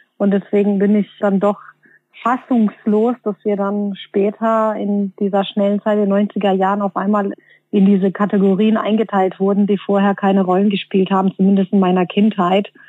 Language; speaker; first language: German; early bilingual, other home language; Bosnian